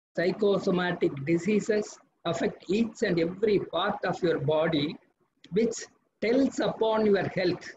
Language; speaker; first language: English; non-native, local second language; Tamil